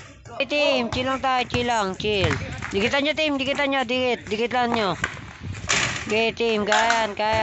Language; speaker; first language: Filipino; native; Filipino